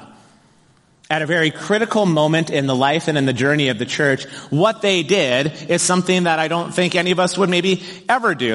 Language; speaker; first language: English; native; English